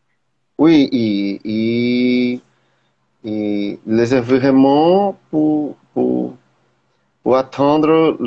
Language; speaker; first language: French; non-native, learner; Portuguese